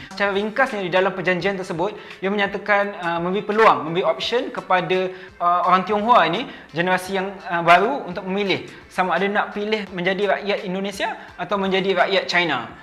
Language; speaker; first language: Malay; native; Malay